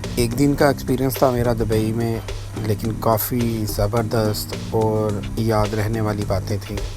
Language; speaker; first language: Urdu; non-native, local second language; Punjabi